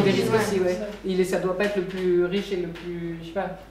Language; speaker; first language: French; native; French